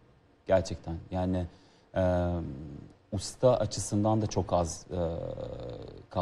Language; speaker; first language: Turkish; non-native, fluent; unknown